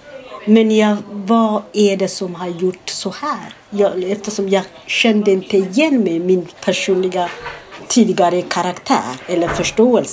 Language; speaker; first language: Swedish; non-native, fluent; Amharic